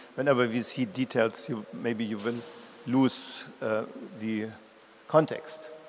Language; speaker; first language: English; non-native, fluent; German